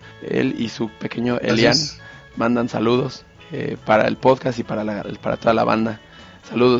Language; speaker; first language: Spanish; native; Spanish